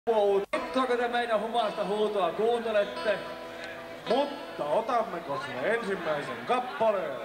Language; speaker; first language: Finnish; native; Finnish